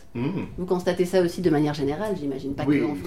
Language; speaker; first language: French; native; French